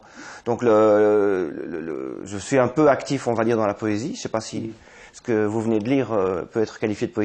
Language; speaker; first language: French; native; French